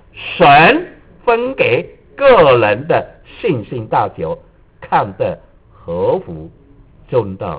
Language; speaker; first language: Chinese; native; Chinese